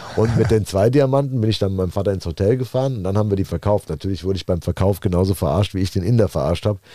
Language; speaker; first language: German; native; German